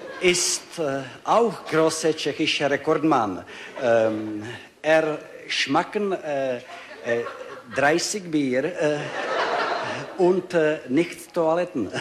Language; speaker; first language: German; non-native, learner; Czech